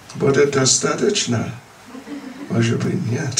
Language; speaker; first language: Russian; non-native, learner; English